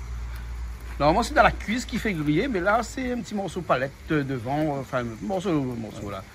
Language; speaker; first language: French; non-native, local second language; Réunion Creole French